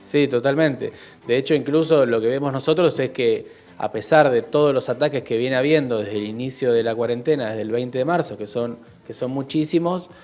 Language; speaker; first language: Spanish; native; Spanish